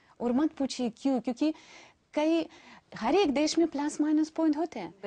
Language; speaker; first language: Hindi; non-native, fluent; Russian